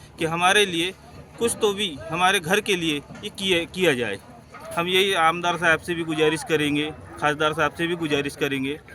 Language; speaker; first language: Hindi; native; Hindi